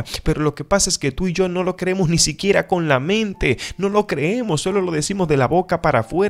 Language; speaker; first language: Spanish; native; Spanish